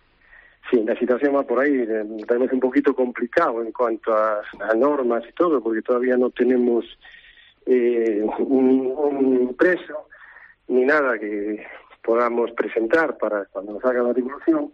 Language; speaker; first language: Spanish; native; Spanish